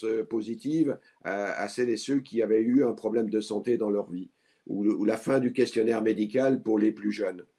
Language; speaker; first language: French; native; French